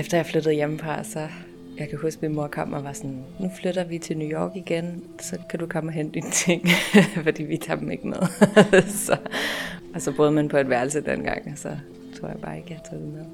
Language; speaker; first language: Danish; early bilingual, heritage; Danish